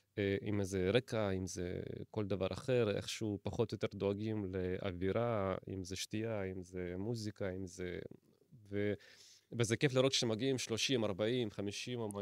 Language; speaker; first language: Hebrew; native; Hebrew